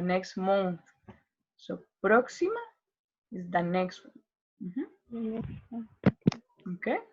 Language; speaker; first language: English; non-native, learner; Spanish